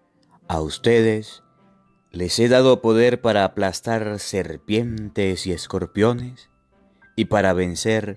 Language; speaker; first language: Spanish; native; Spanish